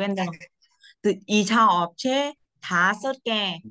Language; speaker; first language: Korean; non-native, learner; Vietnamese